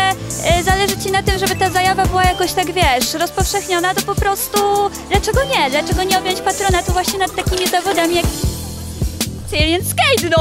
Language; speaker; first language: Polish; native; Polish